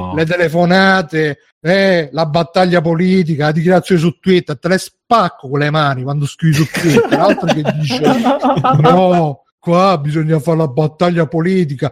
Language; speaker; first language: Italian; native; Italian